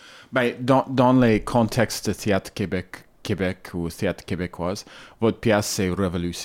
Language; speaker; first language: French; non-native, learner; English